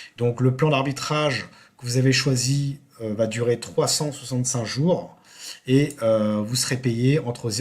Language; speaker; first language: French; native; French